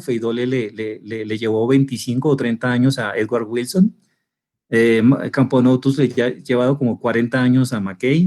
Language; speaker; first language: Spanish; native; Spanish